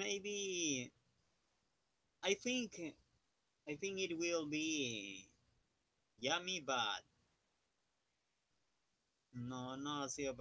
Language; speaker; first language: English; non-native, learner; Spanish